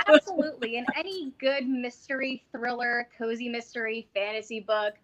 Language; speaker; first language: English; native; English